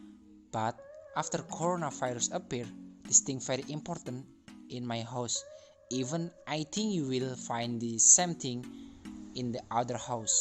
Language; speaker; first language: English; non-native, learner; Indonesian